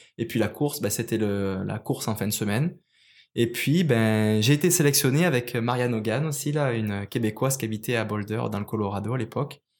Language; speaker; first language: French; native; French